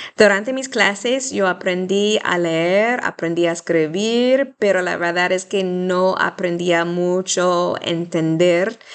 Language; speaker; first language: Spanish; non-native, fluent; English